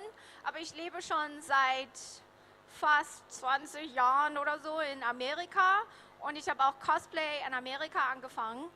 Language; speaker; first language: German; early bilingual, heritage; German